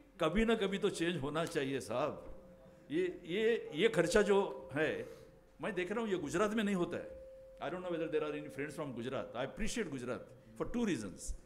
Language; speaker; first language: Hindi; non-native, local second language; Marathi